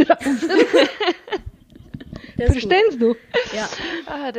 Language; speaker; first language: German; non-native, learner; Russian